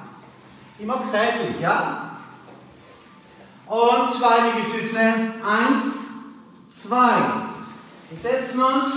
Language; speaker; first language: German; native; German